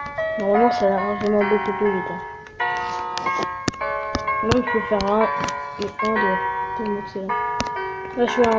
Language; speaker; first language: French; native; French